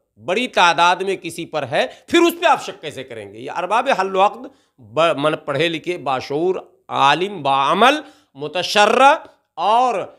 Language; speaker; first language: Hindi; native; Hindi